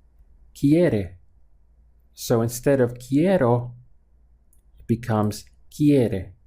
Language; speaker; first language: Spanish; non-native, fluent; English